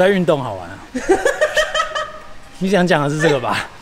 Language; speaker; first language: Chinese; native; Chinese